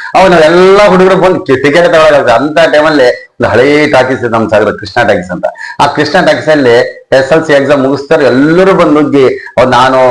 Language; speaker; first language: Kannada; native; Kannada